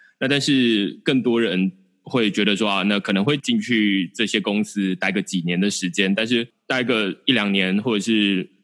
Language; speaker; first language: Chinese; native; Chinese